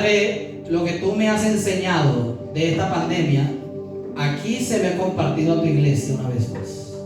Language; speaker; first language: Spanish; native; Spanish